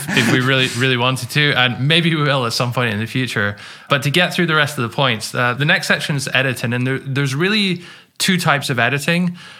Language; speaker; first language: English; native; English